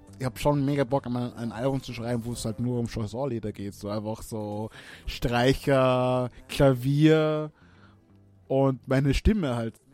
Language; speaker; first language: German; early bilingual, other home language; Swahili